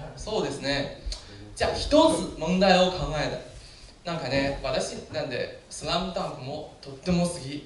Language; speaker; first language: Japanese; non-native, learner; Chinese